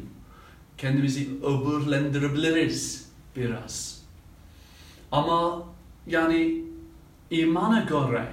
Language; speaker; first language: Turkish; non-native, fluent; English